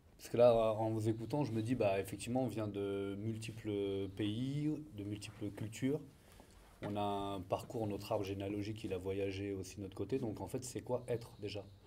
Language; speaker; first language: French; native; French